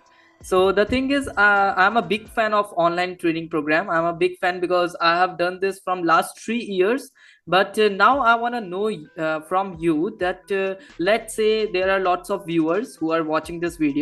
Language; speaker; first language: English; non-native, local second language; Hindi